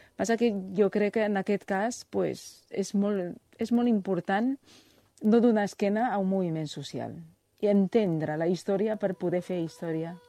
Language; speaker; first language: Catalan; non-native, fluent; Chinese